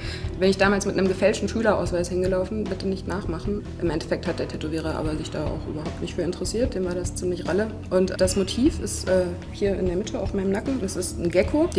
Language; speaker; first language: German; native; German